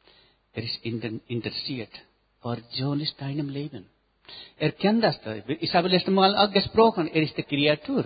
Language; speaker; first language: German; non-native, learner; Nepali